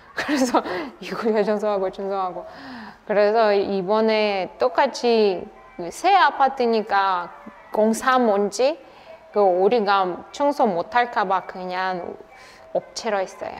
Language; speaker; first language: Korean; non-native, fluent; Russian